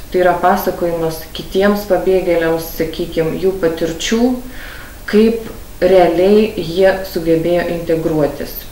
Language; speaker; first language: Lithuanian; non-native, local second language; Russian